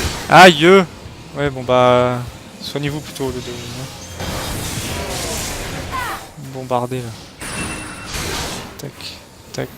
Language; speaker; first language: French; native; French